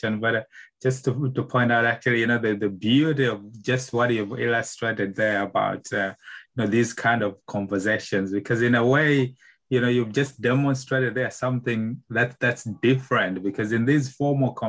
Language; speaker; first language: English; non-native, local second language; Nyanja